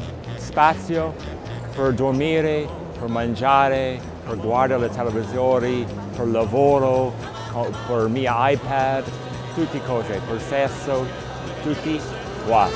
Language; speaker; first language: Italian; non-native, learner; English